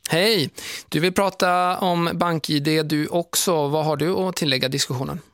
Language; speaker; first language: Swedish; native; Swedish